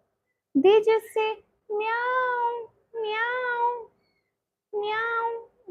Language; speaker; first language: English; non-native, learner; Punjabi